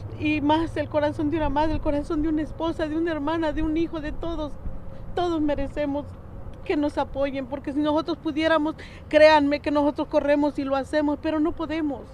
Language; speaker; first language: Spanish; native; Spanish